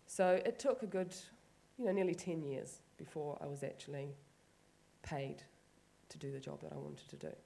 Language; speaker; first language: English; native; English